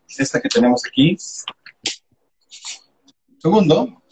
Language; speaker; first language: Spanish; native; Spanish